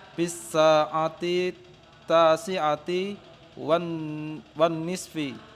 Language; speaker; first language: Arabic; non-native, learner; Indonesian